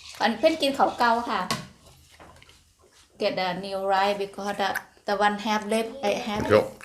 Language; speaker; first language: English; non-native, learner; Thai